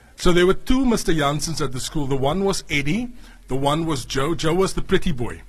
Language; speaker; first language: English; non-native, local second language; Afrikaans